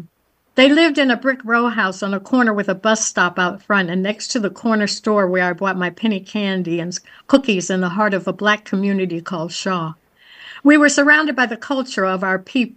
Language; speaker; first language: English; native; English